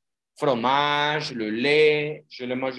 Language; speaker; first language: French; non-native, learner; Spanish